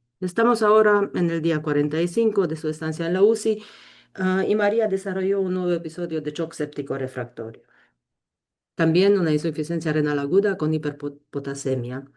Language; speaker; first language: Spanish; non-native, fluent; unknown